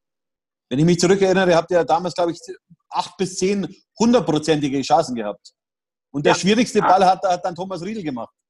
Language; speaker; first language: German; native; German